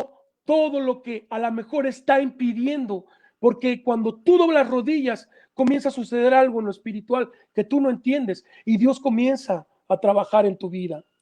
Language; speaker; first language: Spanish; native; Spanish